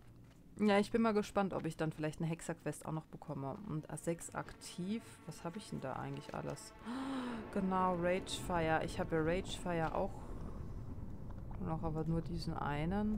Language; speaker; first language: German; native; German